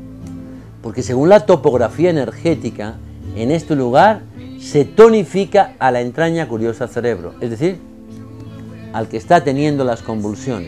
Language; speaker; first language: Spanish; native; Spanish